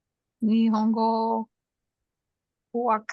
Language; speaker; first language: Japanese; non-native, learner; English